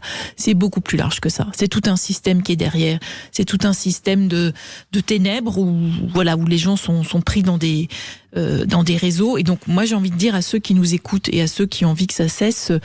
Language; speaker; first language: French; native; French